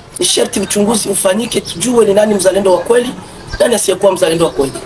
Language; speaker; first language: Swahili; native; Swahili